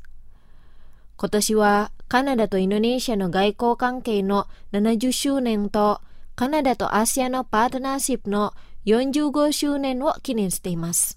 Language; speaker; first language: Japanese; non-native, fluent; Indonesian